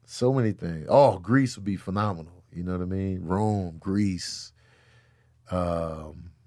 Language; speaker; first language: English; early bilingual, other home language; Yoruba